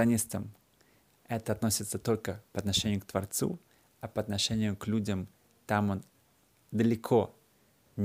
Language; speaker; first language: Russian; native; Russian